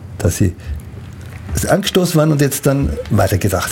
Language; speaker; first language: German; native; German